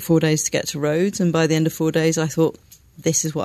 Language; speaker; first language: English; native; English